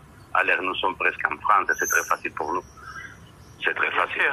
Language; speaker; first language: French; non-native, learner; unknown